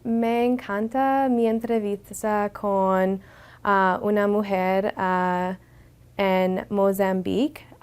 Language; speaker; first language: Spanish; non-native, learner; English